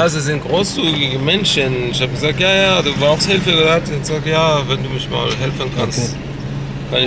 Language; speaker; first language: German; non-native, fluent; Persian